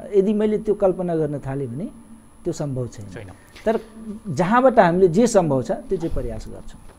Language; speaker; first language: Nepali; non-native, local second language; Awadhi